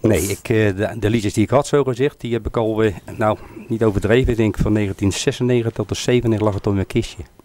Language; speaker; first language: Dutch; native; Dutch